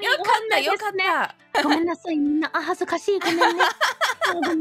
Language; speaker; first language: Japanese; non-native, learner; English